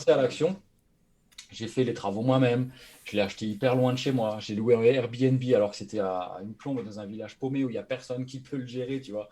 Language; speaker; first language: French; native; French